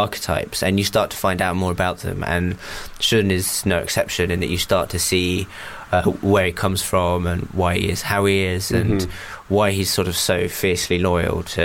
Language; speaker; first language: English; native; English